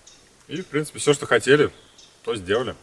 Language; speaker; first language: Russian; native; Russian